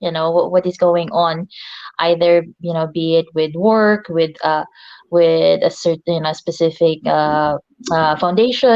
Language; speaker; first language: English; non-native, local second language; Filipino